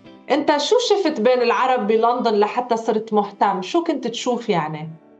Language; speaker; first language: Arabic; native; Arabic